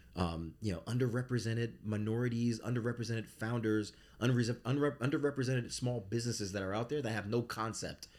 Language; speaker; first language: English; native; English